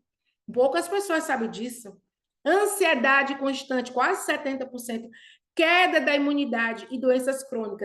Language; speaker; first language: Portuguese; native; Portuguese